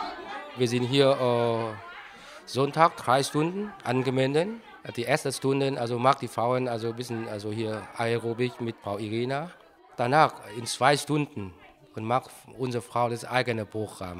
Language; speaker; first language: German; non-native, learner; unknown